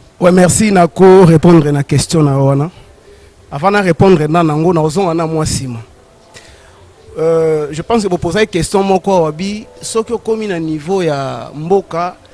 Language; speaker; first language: Lingala; non-native, local second language; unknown